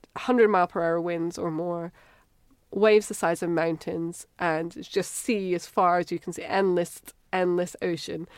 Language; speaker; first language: English; native; English